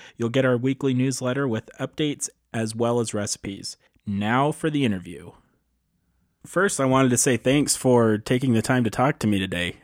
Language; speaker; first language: English; native; English